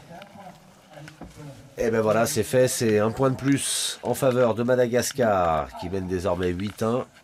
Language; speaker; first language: French; native; French